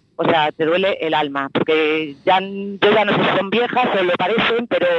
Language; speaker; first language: Spanish; native; Spanish